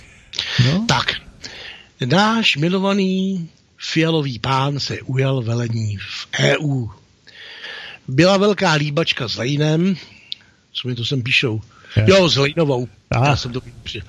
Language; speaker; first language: Czech; native; Czech